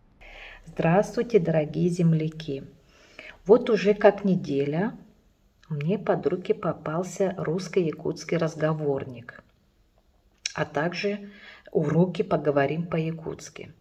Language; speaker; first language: Russian; non-native, local second language; Yakut